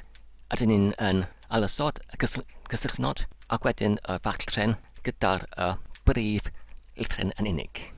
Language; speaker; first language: Welsh; non-native, learner; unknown